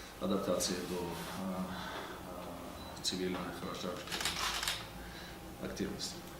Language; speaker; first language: Ukrainian; non-native, fluent; Norwegian